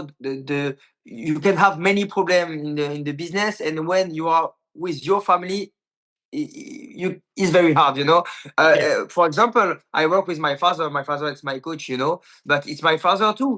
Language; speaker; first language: English; non-native, learner; French